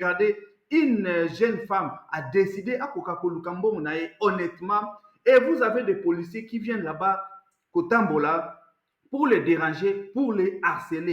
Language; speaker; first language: French; non-native, local second language; Lingala